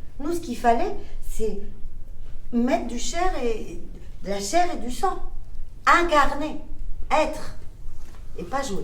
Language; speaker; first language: French; native; French